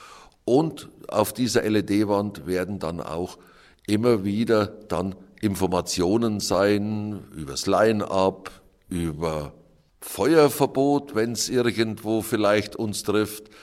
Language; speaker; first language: German; native; German